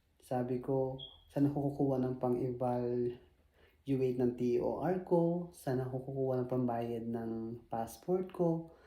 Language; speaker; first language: Filipino; native; Filipino